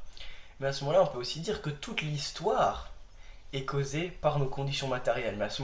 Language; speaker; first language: French; native; French